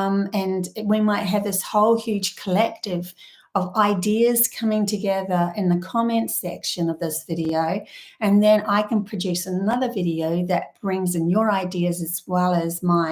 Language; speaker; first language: English; native; English